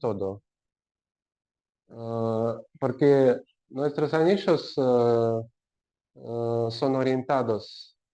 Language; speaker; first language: Spanish; non-native, learner; Russian